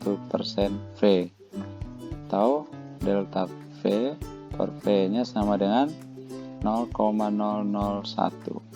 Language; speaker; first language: Indonesian; native; Indonesian